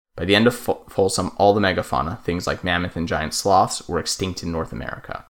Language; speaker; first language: English; native; English